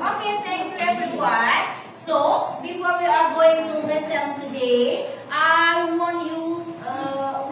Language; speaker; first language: English; non-native, learner; Indonesian